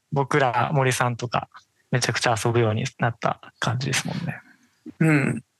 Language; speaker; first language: Japanese; native; Japanese